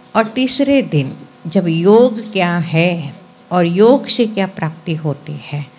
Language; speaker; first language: Hindi; non-native, local second language; Gujarati